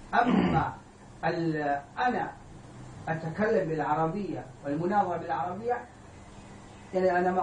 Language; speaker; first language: Arabic; non-native, fluent; Morisyen